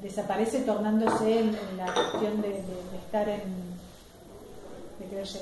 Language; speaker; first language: Spanish; native; Spanish